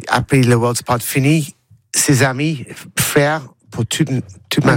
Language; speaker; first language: French; non-native, learner; English